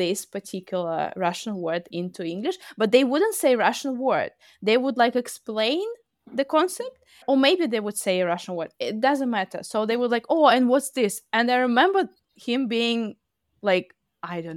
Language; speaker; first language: English; non-native, fluent; Russian